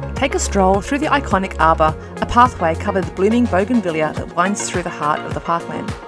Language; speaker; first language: English; native; English